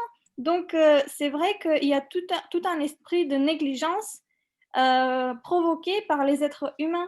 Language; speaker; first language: French; non-native, fluent; Macedonian